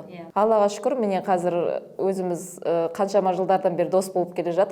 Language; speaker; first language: Kazakh; native; Kazakh